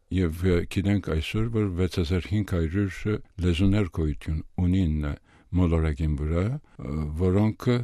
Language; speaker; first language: Armenian; early bilingual, heritage; Armenian